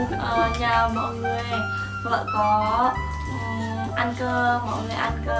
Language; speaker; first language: Vietnamese; non-native, learner; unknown